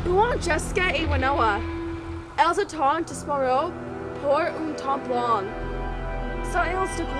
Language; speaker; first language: French; non-native, learner; English